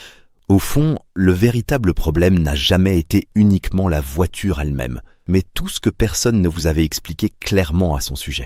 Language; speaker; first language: French; native; French